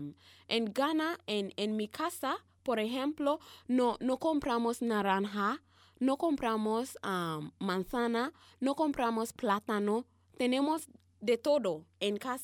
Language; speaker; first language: Spanish; non-native, learner; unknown